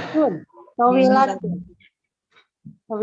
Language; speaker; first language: Arabic; non-native, learner; Indonesian